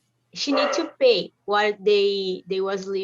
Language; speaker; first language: English; non-native, learner; Portuguese